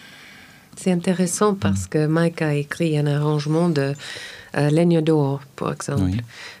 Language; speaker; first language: French; non-native, fluent; English